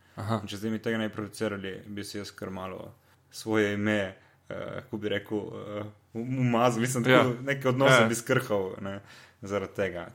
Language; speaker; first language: Slovenian; native; Slovenian